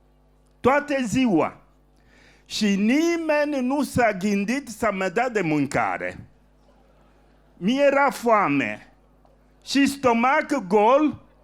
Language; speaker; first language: Romanian; non-native, fluent; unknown